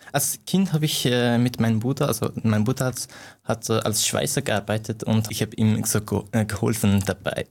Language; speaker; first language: German; non-native, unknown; Persian